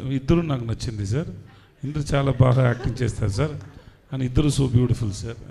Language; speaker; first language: Telugu; non-native, learner; Tamil